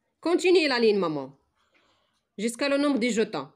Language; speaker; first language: French; non-native, local second language; Arabic